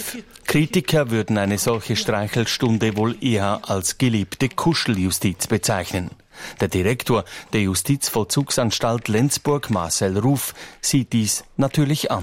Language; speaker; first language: German; native; German